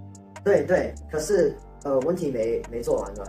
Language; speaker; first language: Chinese; non-native, learner; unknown